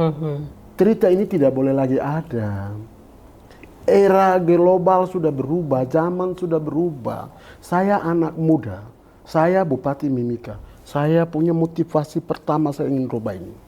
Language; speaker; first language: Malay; non-native, local second language; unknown